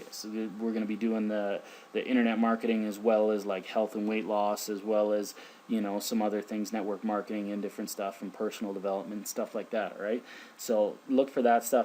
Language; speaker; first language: English; native; English